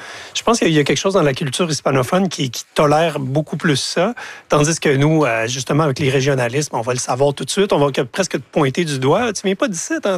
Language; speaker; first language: French; native; French